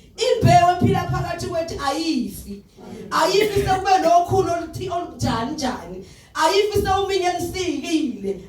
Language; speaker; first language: Zulu; native; Zulu